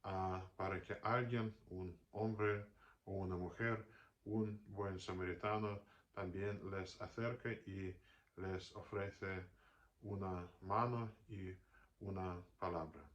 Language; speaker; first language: Spanish; non-native, fluent; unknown